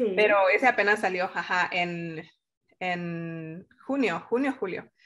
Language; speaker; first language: Spanish; native; Spanish